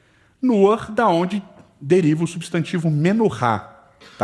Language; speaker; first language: Portuguese; native; Portuguese